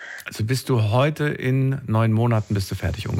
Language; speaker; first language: German; native; German